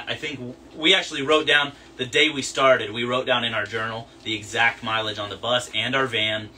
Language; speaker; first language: English; native; English